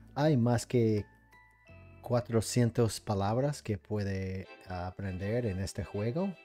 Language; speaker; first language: Spanish; non-native, learner; English